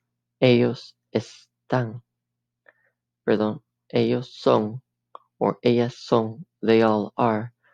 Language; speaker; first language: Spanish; early bilingual, heritage; Spanish